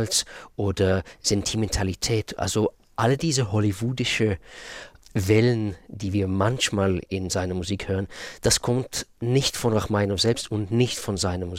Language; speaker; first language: German; non-native, fluent; Russian